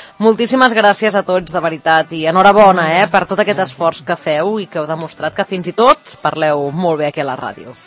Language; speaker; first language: Catalan; native; Catalan